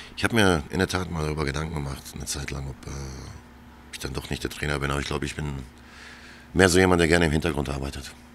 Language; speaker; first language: German; early bilingual, other home language; Croatian